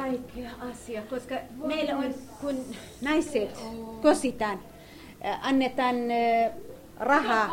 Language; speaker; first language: Finnish; non-native, learner; Kurdish